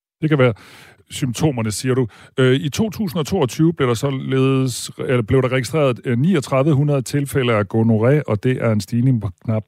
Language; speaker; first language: Danish; native; Danish